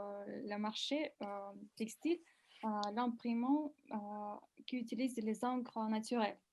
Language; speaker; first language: French; non-native, learner; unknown